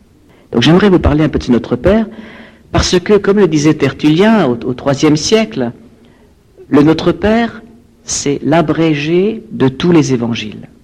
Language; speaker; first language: French; native; French